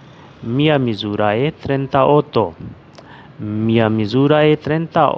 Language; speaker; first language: Italian; non-native, learner; Urdu